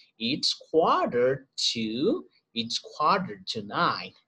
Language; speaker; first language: English; non-native, learner; Spanish